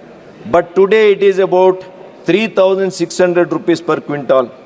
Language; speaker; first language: English; non-native, local second language; Kannada